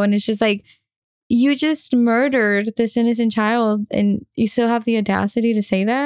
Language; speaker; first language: English; early bilingual, other home language; Spanish